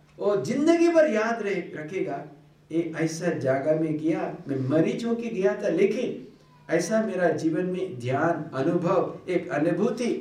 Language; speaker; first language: Hindi; non-native, local second language; Bangla